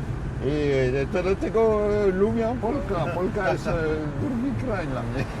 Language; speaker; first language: Polish; non-native, learner; French